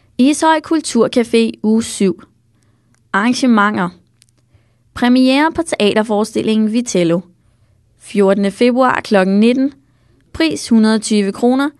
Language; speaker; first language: Danish; native; Danish